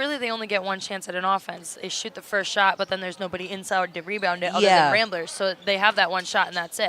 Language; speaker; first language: English; native; English